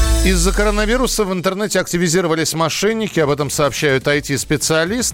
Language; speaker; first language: Russian; native; Russian